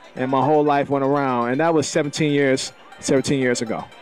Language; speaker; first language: English; native; English